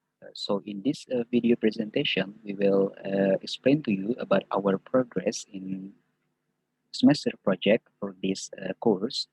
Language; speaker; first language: English; non-native, fluent; Indonesian